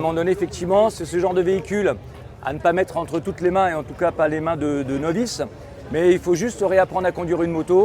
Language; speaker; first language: French; native; French